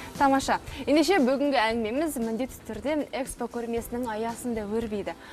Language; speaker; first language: Kazakh; native; Kazakh